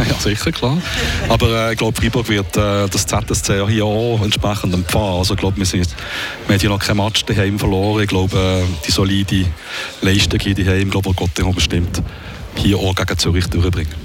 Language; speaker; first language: German; native; German